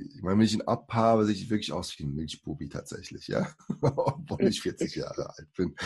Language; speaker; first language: German; early bilingual, other home language; Portuguese